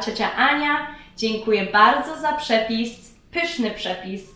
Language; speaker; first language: Polish; early bilingual, heritage; Polish